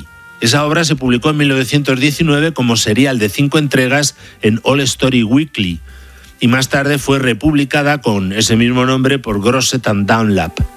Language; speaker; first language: Spanish; native; Spanish